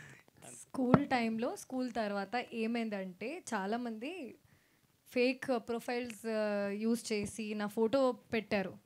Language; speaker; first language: Telugu; non-native, fluent; Hindi